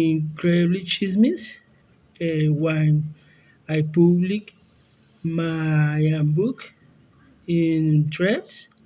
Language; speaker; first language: English; non-native, learner; Spanish